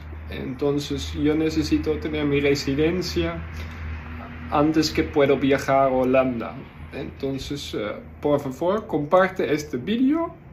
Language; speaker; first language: Spanish; non-native, learner; Dutch